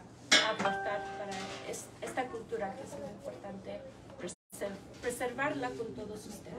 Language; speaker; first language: Spanish; early bilingual, heritage; English